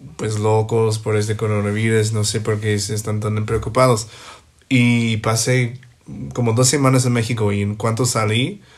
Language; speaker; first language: Spanish; non-native, fluent; English